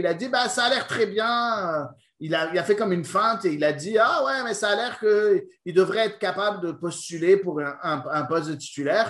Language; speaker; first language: French; native; French